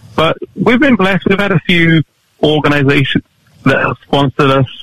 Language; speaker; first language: English; native; English